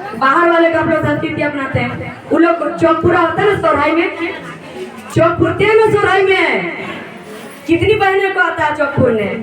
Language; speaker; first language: Hindi; native; Hindi